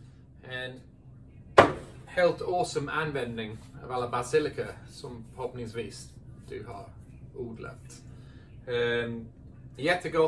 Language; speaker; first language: Swedish; non-native, fluent; English